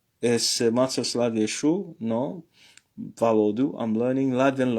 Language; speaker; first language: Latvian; non-native, learner; Morisyen